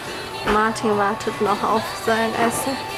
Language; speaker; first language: German; non-native, fluent; Chinese